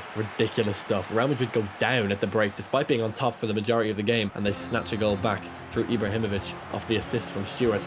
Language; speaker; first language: English; native; English